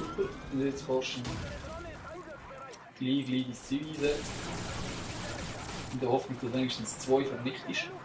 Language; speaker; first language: German; native; German